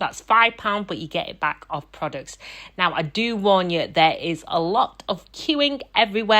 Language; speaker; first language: English; native; English